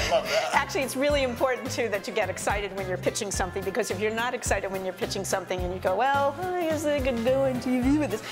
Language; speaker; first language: English; native; English